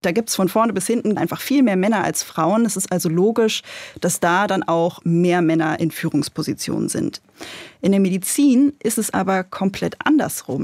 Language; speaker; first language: German; native; German